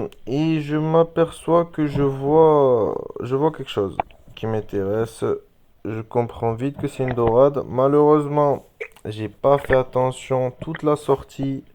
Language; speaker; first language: French; native; French